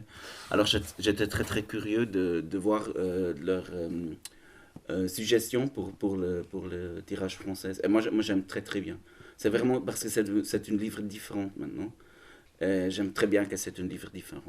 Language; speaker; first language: French; non-native, learner; German